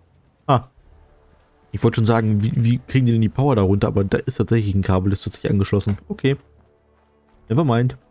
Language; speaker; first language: German; native; German